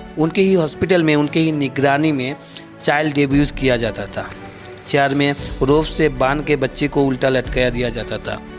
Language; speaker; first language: Hindi; non-native, local second language; Bangla